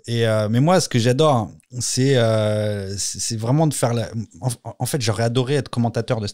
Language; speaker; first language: French; native; French